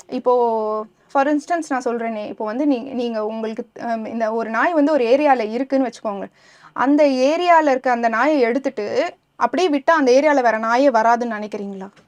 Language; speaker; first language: Tamil; native; Tamil